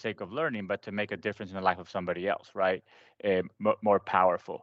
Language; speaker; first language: English; non-native, fluent; Spanish